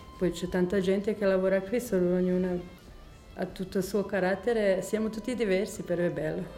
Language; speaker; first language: Italian; non-native, fluent; Croatian